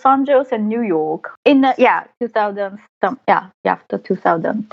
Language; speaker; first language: English; non-native, fluent; Japanese